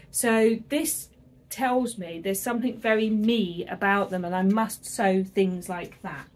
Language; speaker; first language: English; native; English